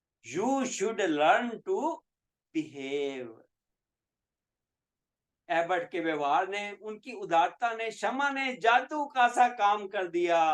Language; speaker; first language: Hindi; native; Hindi